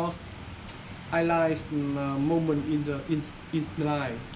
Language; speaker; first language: English; non-native, learner; Vietnamese